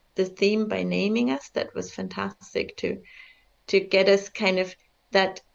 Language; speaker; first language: English; early bilingual, other home language; German